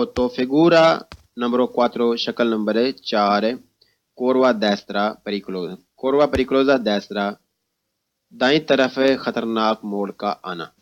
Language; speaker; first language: Italian; non-native, fluent; Urdu